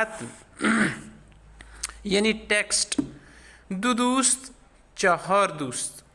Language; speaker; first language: Persian; non-native, fluent; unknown